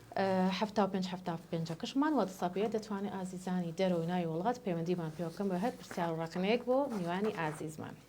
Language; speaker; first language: Central Kurdish; native; Central Kurdish